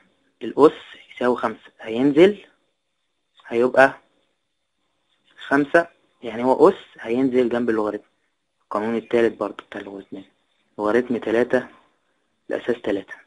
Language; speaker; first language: Arabic; native; Arabic